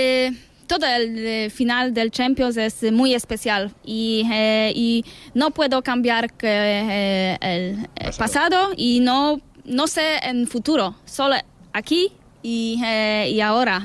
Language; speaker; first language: Spanish; non-native, learner; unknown